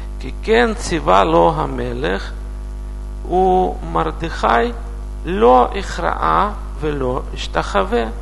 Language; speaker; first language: Hebrew; non-native, learner; Russian